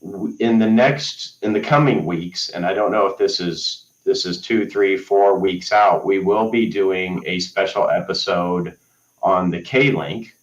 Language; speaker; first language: English; native; English